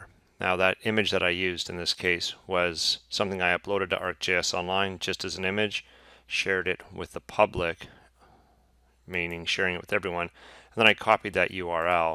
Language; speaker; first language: English; native; English